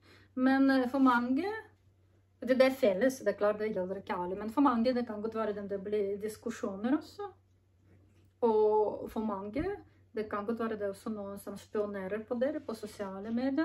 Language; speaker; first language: Norwegian; non-native, learner; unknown